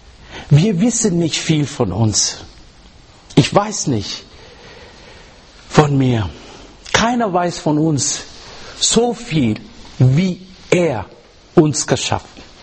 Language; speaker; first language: German; non-native, learner; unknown